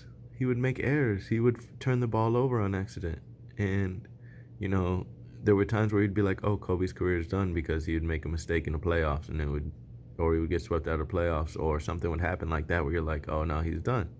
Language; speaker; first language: English; native; English